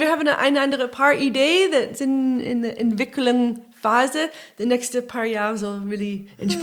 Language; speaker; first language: German; non-native, learner; English